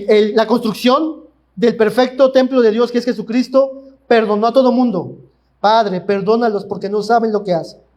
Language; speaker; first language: Spanish; native; Spanish